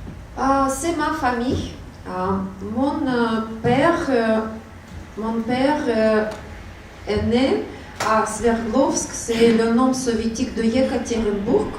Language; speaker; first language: French; non-native, learner; Russian